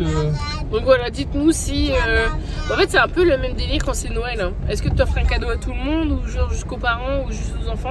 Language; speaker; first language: French; native; French